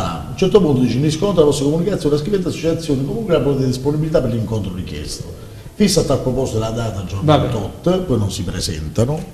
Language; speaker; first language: Italian; native; Italian